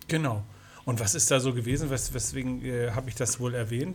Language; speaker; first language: German; native; German